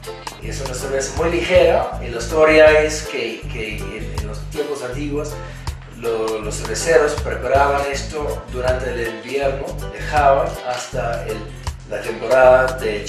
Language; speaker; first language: Spanish; non-native, fluent; English